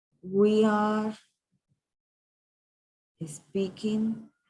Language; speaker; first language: English; non-native, learner; Spanish